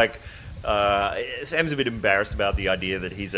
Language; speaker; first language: English; native; English